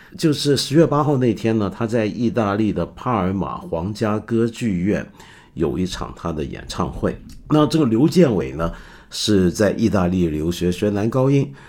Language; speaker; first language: Chinese; non-native, local second language; Cantonese